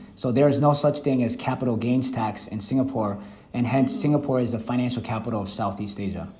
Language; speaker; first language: English; early bilingual, other home language; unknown